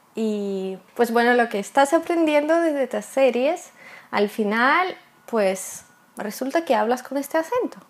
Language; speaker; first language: Spanish; non-native, fluent; Russian